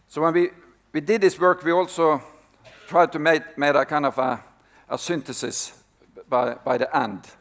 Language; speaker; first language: English; non-native, fluent; Norwegian